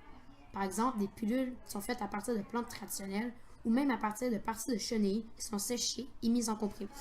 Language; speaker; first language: French; native; French